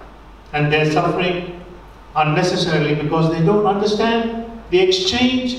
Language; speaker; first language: English; non-native, local second language; Tamil